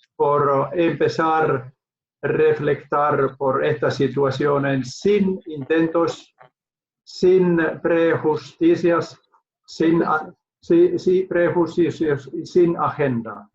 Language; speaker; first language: Spanish; non-native, learner; Finnish